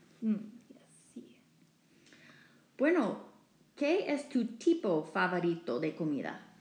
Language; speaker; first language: Spanish; non-native, fluent; English